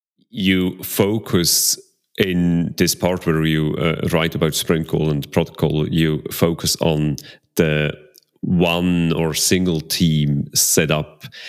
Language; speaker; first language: English; non-native, fluent; Swiss German